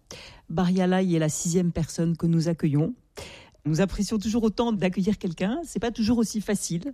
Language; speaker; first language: French; native; French